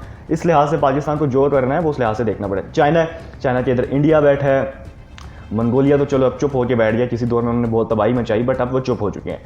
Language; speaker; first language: Urdu; non-native, local second language; Punjabi